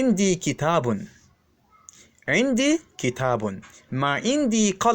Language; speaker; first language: Arabic; non-native, fluent; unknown